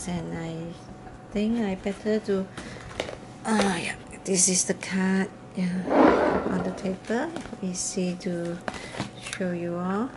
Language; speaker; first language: English; non-native, learner; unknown